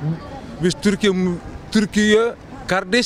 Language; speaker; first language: Turkish; non-native, learner; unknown